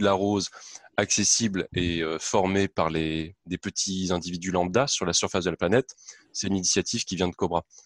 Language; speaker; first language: French; native; French